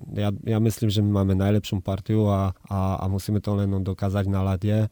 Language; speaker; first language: Czech; non-native, learner; Polish